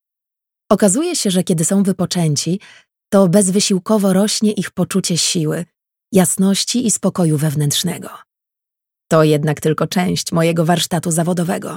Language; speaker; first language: Polish; native; Polish